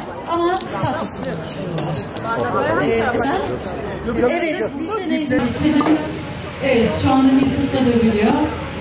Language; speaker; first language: Turkish; native; Turkish